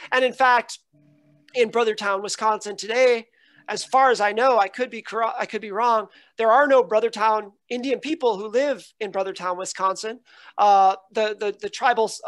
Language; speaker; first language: English; native; English